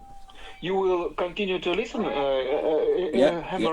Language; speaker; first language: English; non-native, learner; Ukrainian